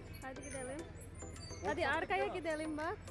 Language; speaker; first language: Turkish; non-native, fluent; Indonesian